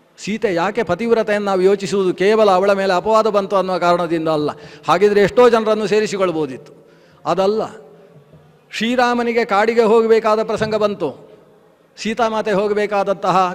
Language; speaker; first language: Kannada; non-native, local second language; Tulu